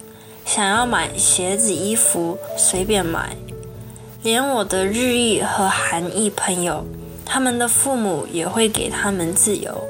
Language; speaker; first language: Chinese; early bilingual, heritage; Chinese